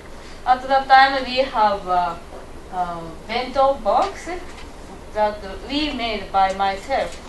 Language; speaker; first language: English; non-native, learner; Japanese